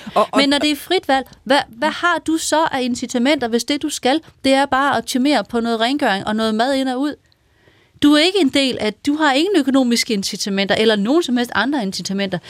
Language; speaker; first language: Danish; native; Danish